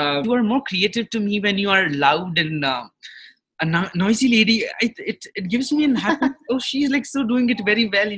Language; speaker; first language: English; non-native, local second language; Marwari